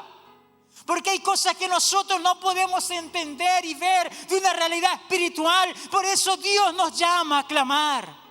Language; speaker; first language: Spanish; native; Spanish